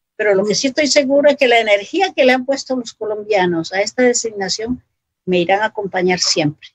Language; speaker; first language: Spanish; non-native, local second language; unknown